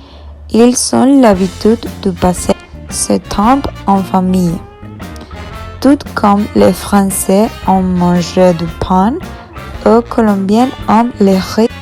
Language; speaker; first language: French; non-native, learner; Spanish